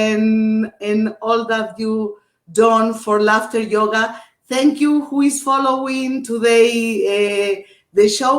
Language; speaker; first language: English; non-native, learner; Portuguese